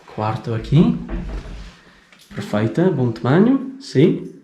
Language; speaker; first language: Portuguese; non-native, learner; English